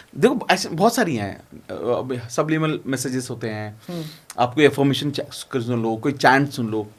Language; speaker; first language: Hindi; native; Hindi